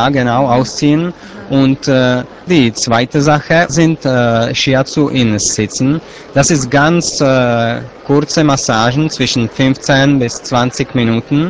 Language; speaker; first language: German; non-native, learner; Czech